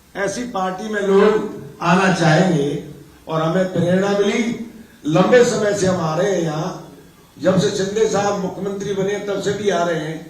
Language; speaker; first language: Hindi; native; Hindi